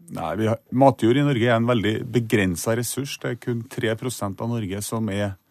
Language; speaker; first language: Norwegian; native; Norwegian